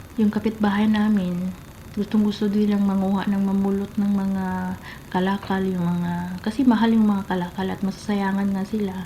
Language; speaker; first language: Filipino; non-native, local second language; Cebuano